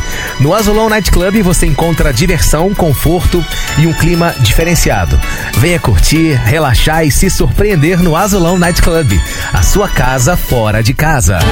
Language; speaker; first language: Portuguese; native; Portuguese